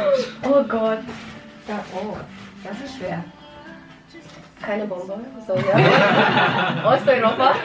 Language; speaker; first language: German; non-native, fluent; Russian